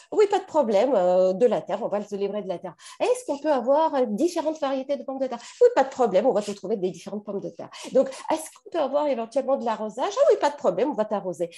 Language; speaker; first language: French; non-native, fluent; Ukrainian